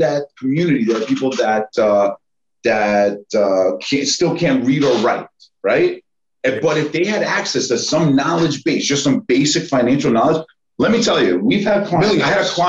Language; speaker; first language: English; native; English